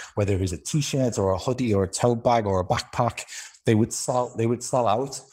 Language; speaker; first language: English; native; English